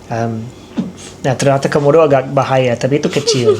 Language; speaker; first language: Indonesian; non-native, fluent; English